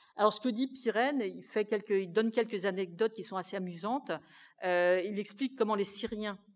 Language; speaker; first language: French; native; French